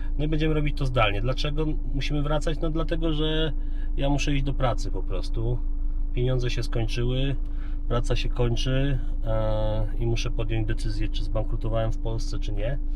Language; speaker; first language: Polish; native; Polish